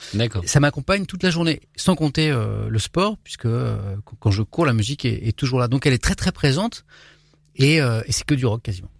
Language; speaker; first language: French; native; French